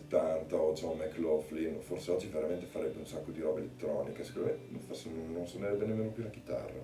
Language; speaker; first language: Italian; native; Italian